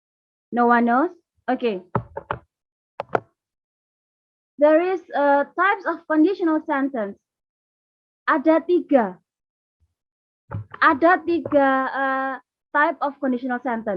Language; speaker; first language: English; non-native, fluent; Indonesian